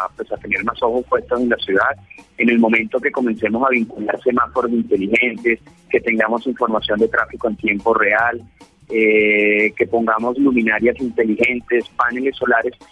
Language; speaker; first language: Spanish; native; Spanish